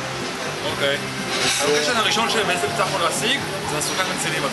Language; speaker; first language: Hebrew; native; Hebrew